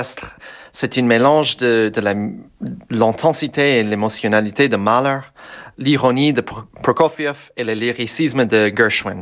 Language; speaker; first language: French; non-native, fluent; English